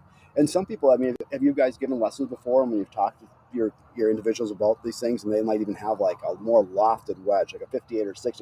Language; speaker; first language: English; native; English